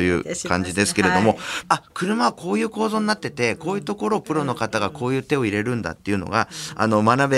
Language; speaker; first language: Japanese; native; Japanese